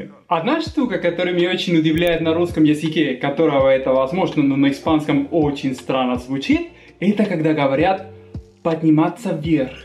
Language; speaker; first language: Russian; non-native, fluent; Spanish